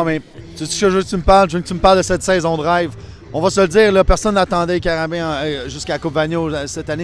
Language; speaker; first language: French; native; French